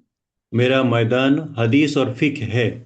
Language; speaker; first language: Hindi; non-native, learner; Bangla